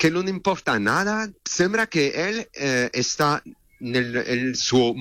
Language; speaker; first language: Spanish; non-native, learner; French